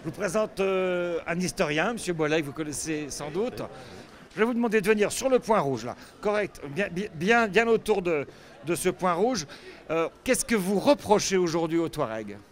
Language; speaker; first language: French; native; French